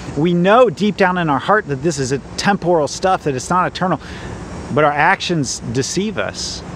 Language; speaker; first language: English; native; English